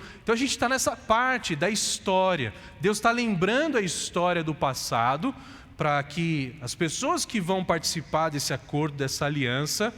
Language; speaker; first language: Portuguese; native; Portuguese